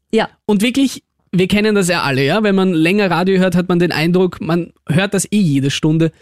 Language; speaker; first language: German; early bilingual, other home language; Russian